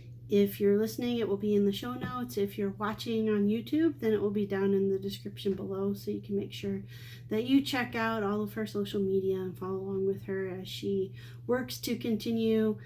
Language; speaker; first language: English; native; English